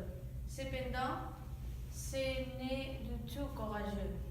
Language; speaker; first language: French; non-native, learner; Spanish